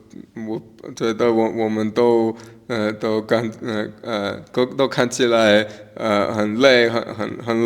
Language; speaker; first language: Chinese; non-native, learner; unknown